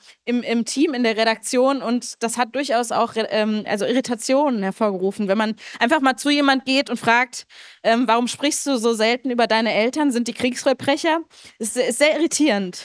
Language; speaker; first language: German; native; German